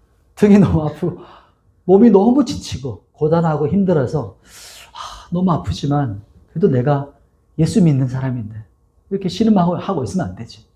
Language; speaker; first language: Korean; native; Korean